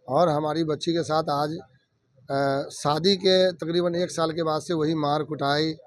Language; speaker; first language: Hindi; native; Hindi